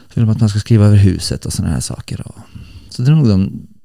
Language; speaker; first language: Swedish; early bilingual, other home language; Bosnian